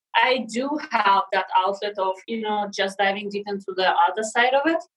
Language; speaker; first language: English; non-native, fluent; Russian